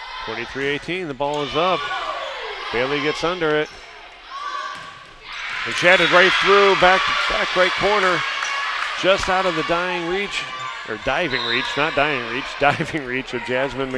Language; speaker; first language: English; native; English